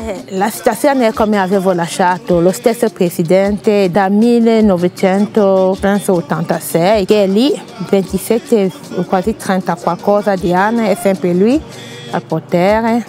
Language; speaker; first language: Italian; non-native, fluent; French